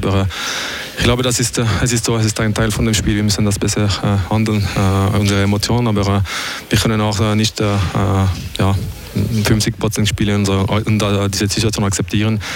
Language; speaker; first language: German; non-native, local second language; French